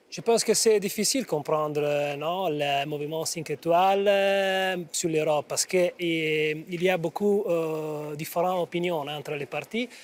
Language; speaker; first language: French; non-native, fluent; Italian